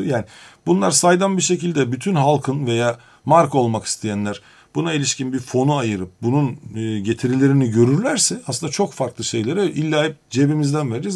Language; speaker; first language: Turkish; native; Turkish